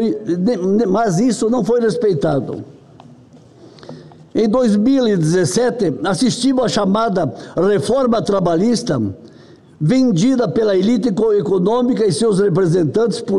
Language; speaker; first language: Portuguese; native; Portuguese